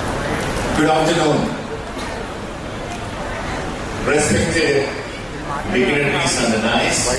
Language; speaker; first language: English; non-native, local second language; Telugu